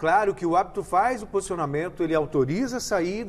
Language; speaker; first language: Portuguese; native; Portuguese